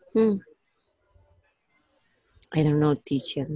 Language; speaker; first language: English; non-native, learner; Spanish